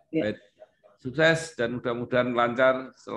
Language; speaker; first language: Indonesian; native; Indonesian